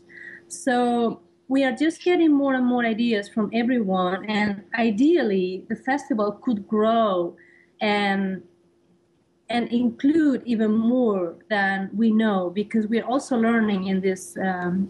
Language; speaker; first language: English; non-native, fluent; Spanish